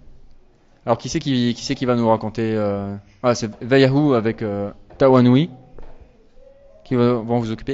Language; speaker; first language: French; native; French